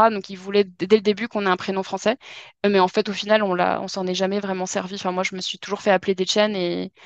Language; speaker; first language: French; native; French